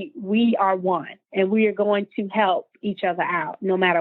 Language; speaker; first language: English; native; English